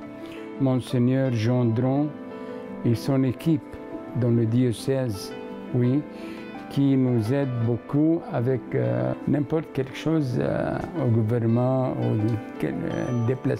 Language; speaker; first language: French; non-native, fluent; Arabic